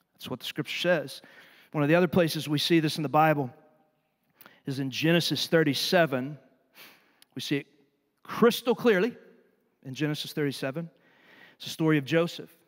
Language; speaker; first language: English; native; English